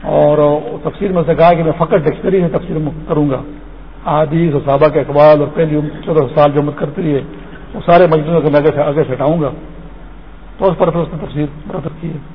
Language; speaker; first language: Urdu; non-native, local second language; Pashto